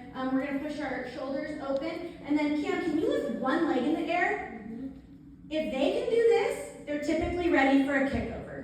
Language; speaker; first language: English; native; English